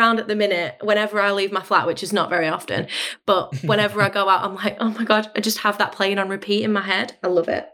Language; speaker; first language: English; native; English